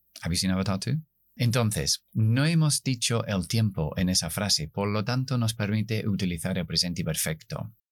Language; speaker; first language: Spanish; non-native, fluent; English